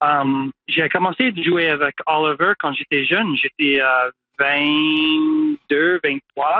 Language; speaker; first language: French; non-native, local second language; English